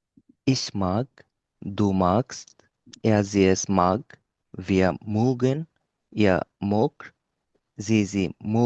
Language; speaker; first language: German; non-native, learner; Bangla